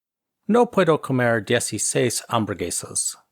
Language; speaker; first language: Spanish; non-native, fluent; English